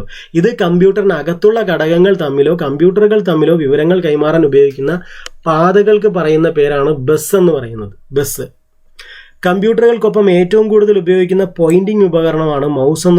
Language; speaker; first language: Malayalam; native; Malayalam